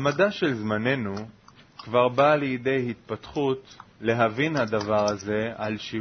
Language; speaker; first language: Hebrew; native; Hebrew